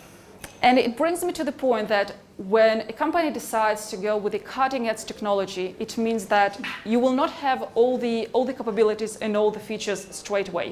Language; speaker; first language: English; non-native, fluent; Hebrew